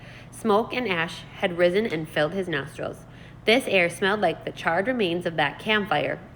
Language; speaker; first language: English; native; English